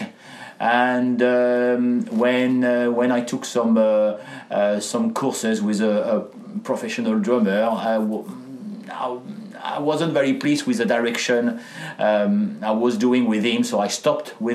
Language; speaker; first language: English; non-native, fluent; French